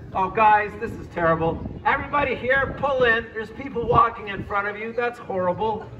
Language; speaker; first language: English; native; English